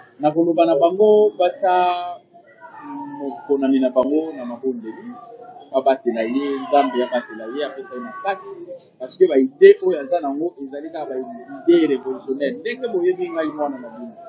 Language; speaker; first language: Lingala; non-native, local second language; Kongo